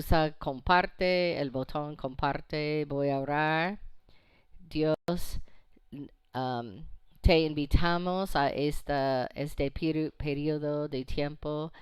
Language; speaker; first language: Spanish; non-native, fluent; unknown